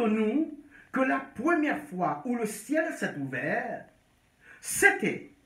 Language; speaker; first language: French; non-native, local second language; Haitian Creole